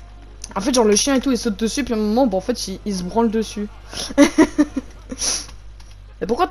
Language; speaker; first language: French; native; French